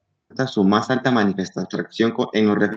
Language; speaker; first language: Spanish; native; Spanish